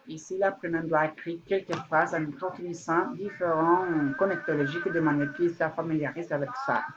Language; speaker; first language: French; non-native, learner; Spanish